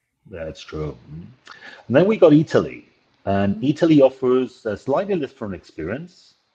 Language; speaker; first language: English; non-native, fluent; Spanish